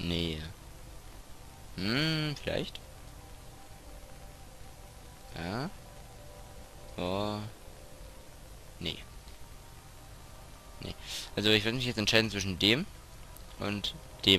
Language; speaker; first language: German; native; German